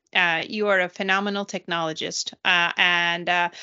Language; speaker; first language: English; non-native, fluent; Turkish